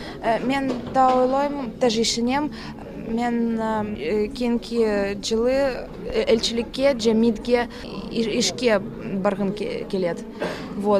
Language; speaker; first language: Kyrgyz; non-native, learner; Russian